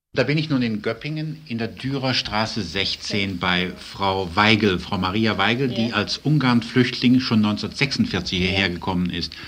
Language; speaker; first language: German; native; German